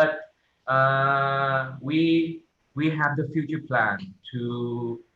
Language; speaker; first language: English; non-native, fluent; Thai